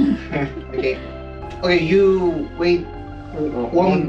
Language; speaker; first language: English; non-native, learner; Korean